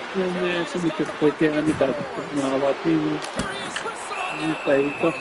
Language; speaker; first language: Finnish; non-native, learner; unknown